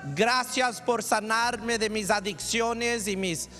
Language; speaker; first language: Spanish; early bilingual, heritage; Spanish